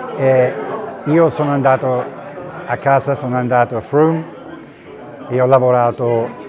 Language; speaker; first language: Italian; early bilingual, heritage; Italian